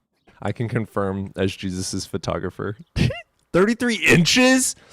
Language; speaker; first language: English; native; English